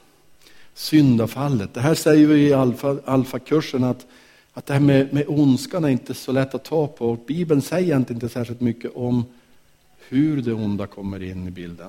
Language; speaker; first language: Swedish; native; Swedish